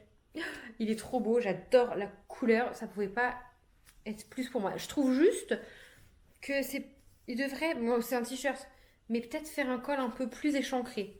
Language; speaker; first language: French; native; French